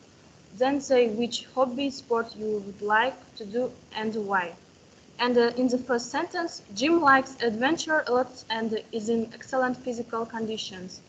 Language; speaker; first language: English; non-native, learner; Kazakh